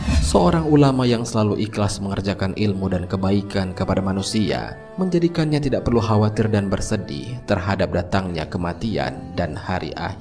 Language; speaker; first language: Indonesian; native; Indonesian